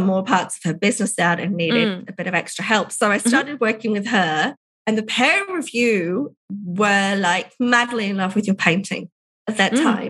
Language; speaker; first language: English; native; English